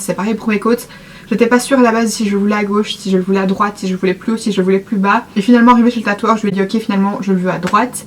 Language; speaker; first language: French; native; French